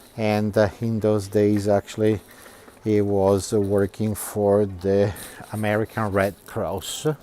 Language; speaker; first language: English; non-native, fluent; Italian